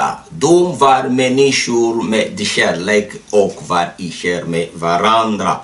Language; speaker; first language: Swedish; non-native, fluent; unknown